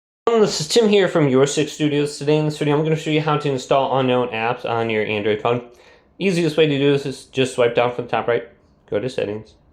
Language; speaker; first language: English; native; English